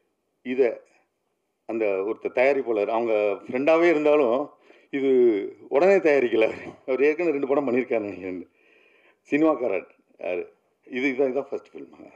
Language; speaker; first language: Tamil; native; Tamil